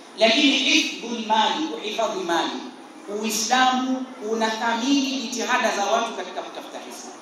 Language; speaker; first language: Swahili; native; Swahili